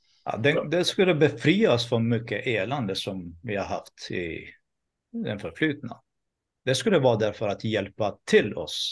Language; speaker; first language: Swedish; non-native, fluent; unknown